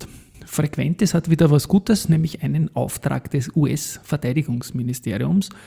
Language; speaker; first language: German; native; German